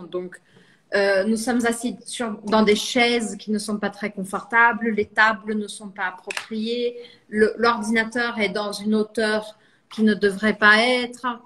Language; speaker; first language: French; non-native, fluent; Portuguese